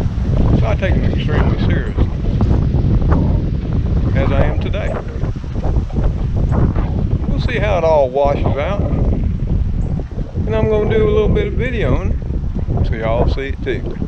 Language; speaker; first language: English; native; English